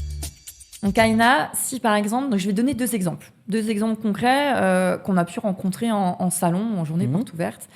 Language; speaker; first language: French; native; French